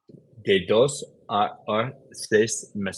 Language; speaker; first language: Spanish; non-native, learner; English